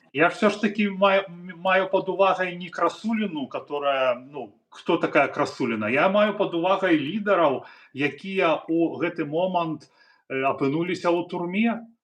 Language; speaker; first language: Belarusian; native; Belarusian